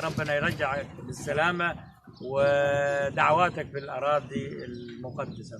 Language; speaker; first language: Arabic; native; Arabic